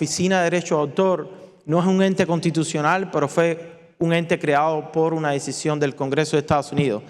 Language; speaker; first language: Spanish; native; Spanish